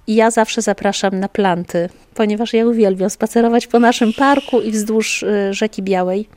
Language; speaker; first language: Polish; native; Polish